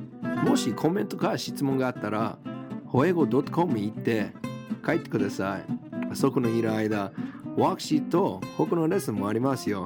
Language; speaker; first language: Japanese; non-native, fluent; English